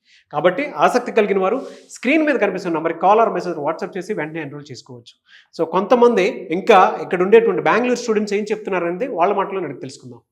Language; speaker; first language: Telugu; native; Telugu